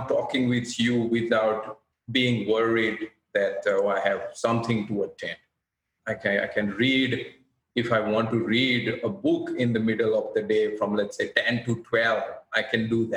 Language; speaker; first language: English; non-native, local second language; Gujarati